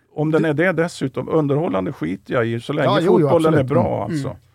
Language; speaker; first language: Swedish; native; Swedish